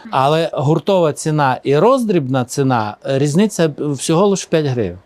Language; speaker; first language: Ukrainian; native; Ukrainian